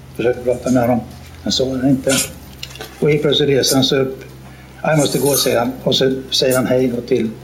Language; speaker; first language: Swedish; native; Swedish